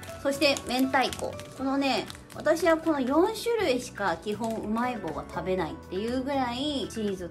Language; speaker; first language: Japanese; native; Japanese